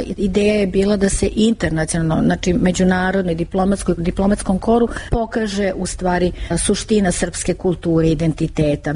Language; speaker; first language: Serbian; native; Serbian